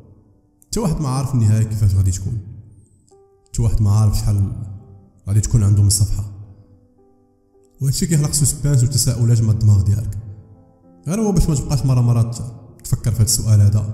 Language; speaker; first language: Arabic; native; Arabic